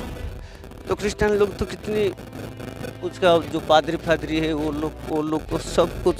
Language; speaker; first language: Hindi; non-native, local second language; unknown